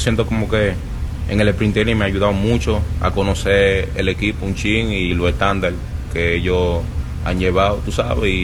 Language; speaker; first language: Spanish; early bilingual, heritage; Spanish